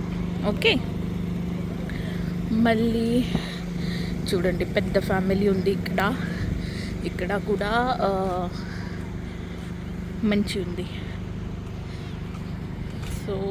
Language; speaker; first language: Telugu; non-native, learner; Marathi